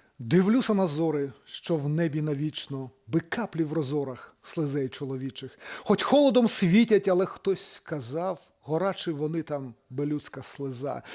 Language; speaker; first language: Belarusian; native; Belarusian